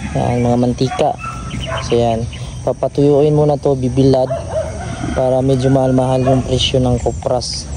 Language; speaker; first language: Filipino; non-native, local second language; Cebuano